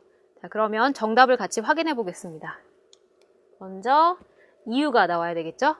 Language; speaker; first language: Korean; native; Korean